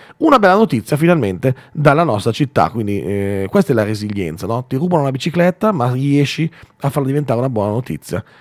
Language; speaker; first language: Italian; native; Italian